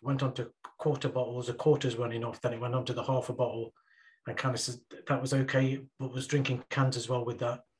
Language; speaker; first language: English; early bilingual, other home language; Punjabi